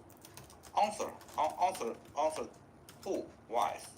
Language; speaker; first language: English; non-native, learner; Chinese